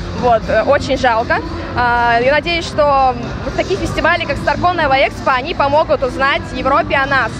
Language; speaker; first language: Russian; native; Russian